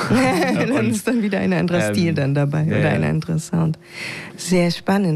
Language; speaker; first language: German; native; German